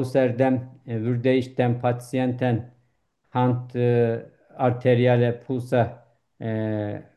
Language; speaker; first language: German; non-native, learner; Turkish